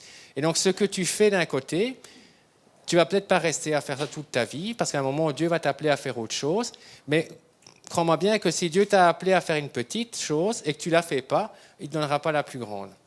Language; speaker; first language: French; native; French